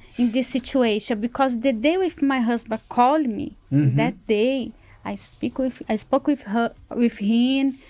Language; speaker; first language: English; non-native, learner; Portuguese